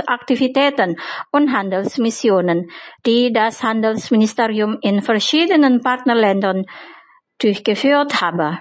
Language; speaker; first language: German; non-native, fluent; Indonesian